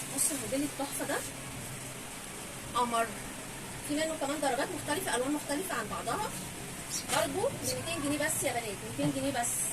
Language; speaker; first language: Arabic; native; Arabic